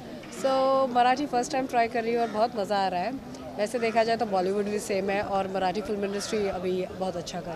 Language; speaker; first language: Hindi; non-native, local second language; Marathi